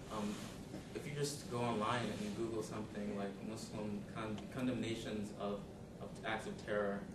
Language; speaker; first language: English; native; English